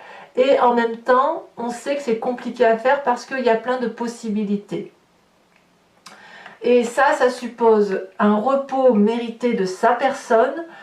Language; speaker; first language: French; native; French